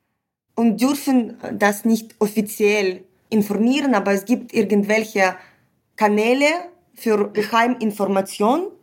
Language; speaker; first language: German; non-native, fluent; Ukrainian